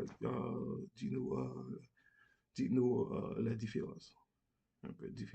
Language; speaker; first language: French; non-native, learner; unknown